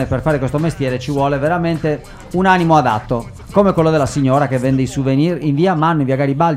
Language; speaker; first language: Italian; native; Italian